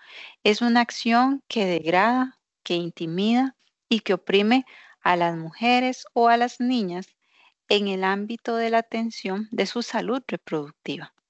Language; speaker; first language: Spanish; native; Spanish